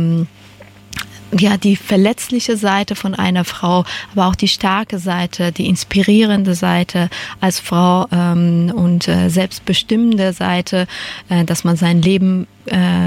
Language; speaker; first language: German; non-native, fluent; Persian